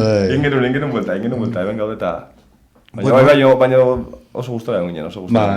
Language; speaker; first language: Basque; native; Basque